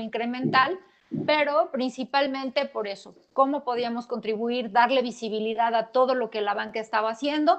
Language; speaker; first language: Spanish; native; Spanish